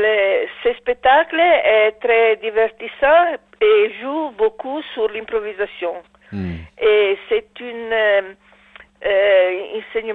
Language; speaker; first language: French; non-native, learner; Italian